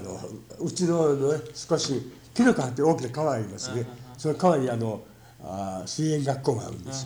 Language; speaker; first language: Japanese; native; Japanese